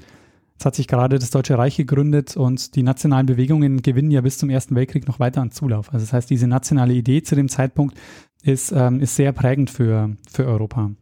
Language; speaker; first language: German; native; German